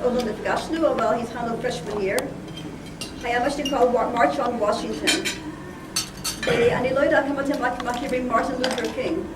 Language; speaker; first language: Hebrew; non-native, fluent; English